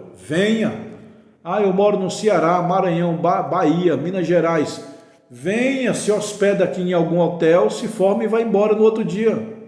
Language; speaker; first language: Portuguese; native; Portuguese